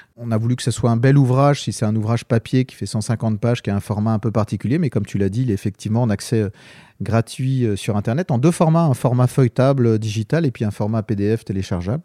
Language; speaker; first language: French; native; French